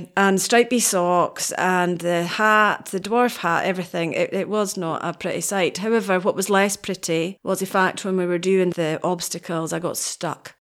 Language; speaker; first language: English; native; English